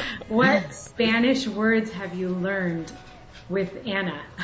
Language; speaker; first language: English; early bilingual, other home language; Spanish